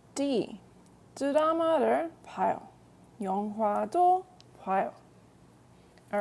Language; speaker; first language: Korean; non-native, fluent; English